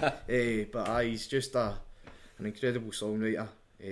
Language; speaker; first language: English; native; English